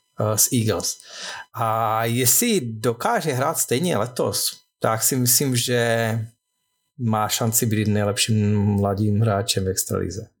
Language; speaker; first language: Czech; native; Czech